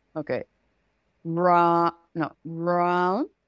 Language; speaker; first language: English; non-native, fluent; Spanish